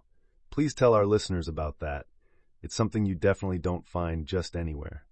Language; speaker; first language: English; native; English